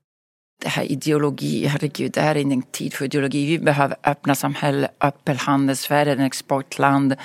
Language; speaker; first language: Swedish; non-native, fluent; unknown